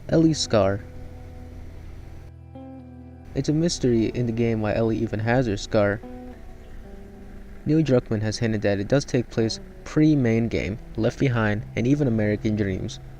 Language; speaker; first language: English; native; English